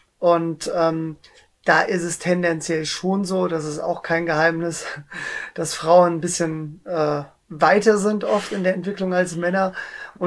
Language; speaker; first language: German; native; German